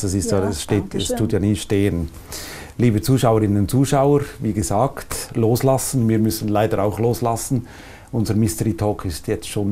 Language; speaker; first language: German; native; German